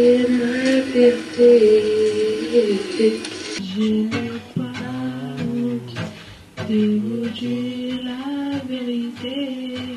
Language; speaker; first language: French; non-native, learner; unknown